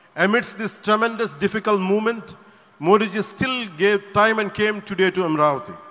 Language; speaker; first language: English; non-native, local second language; Telugu